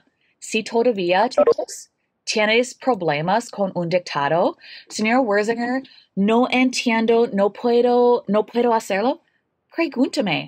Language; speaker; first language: Spanish; non-native, learner; English